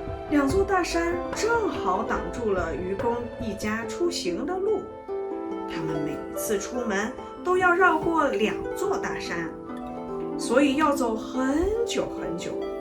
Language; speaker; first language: Chinese; native; Chinese